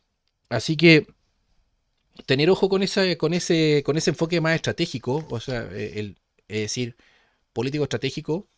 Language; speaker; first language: Spanish; native; Spanish